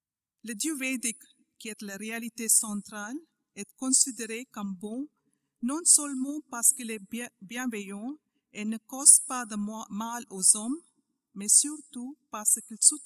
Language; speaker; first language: French; non-native, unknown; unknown